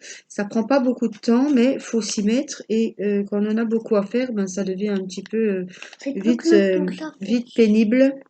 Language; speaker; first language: French; native; French